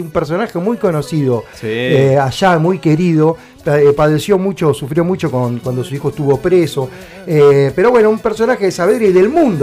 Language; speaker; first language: Spanish; native; Spanish